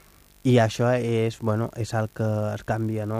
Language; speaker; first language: Catalan; non-native, fluent; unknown